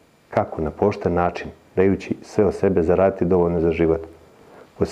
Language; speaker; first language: Serbian; native; Serbian